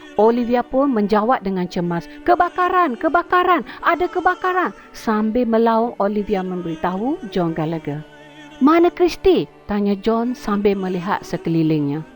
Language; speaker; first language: Malay; native; Malay